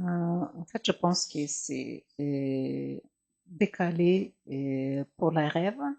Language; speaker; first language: French; non-native, fluent; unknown